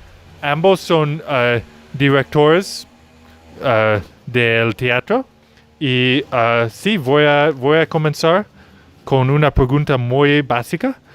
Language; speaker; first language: Spanish; non-native, fluent; English